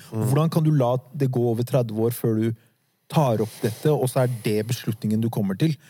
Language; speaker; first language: Norwegian; early bilingual, other home language; Arabic